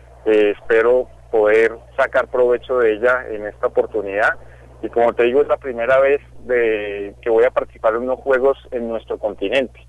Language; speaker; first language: Spanish; native; Spanish